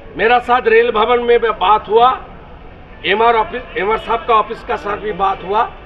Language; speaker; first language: Hindi; non-native, local second language; Bangla